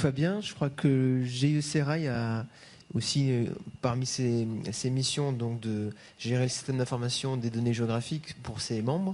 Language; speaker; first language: French; native; French